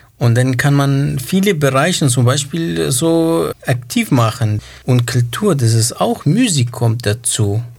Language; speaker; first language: German; non-native, learner; Kurdish